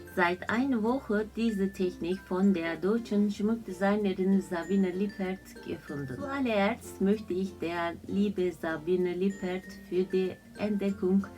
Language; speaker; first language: German; non-native, learner; Turkish